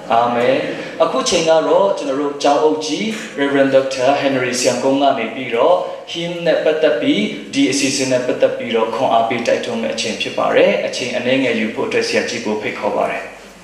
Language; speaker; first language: Burmese; non-native, local second language; Hakha Chin